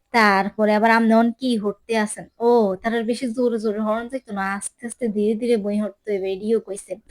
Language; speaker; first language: Bangla; native; Bangla